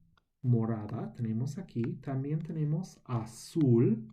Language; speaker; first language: Spanish; non-native, fluent; English